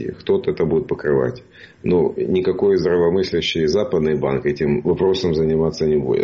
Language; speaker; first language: Russian; native; Russian